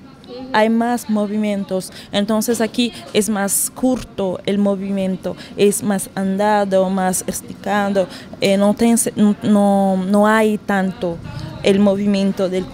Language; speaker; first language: Spanish; non-native, learner; Portuguese